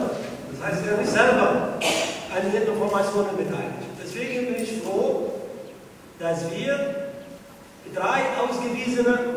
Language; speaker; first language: German; non-native, fluent; Arabic